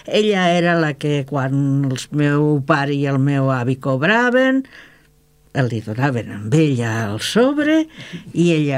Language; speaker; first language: Catalan; native; Catalan